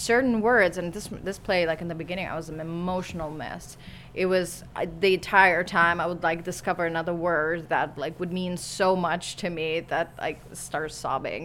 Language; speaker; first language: English; non-native, fluent; Romanian